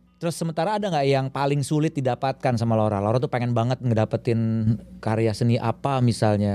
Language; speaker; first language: Indonesian; native; Indonesian